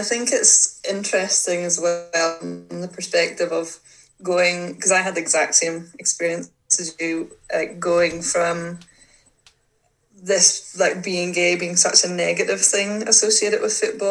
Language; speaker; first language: English; native; English